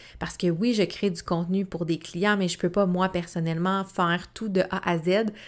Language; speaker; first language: French; native; French